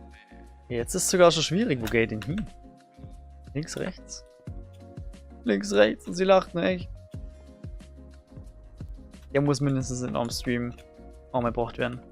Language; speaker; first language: German; native; German